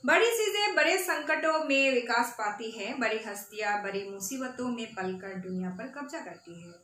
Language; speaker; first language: Hindi; non-native, local second language; Assamese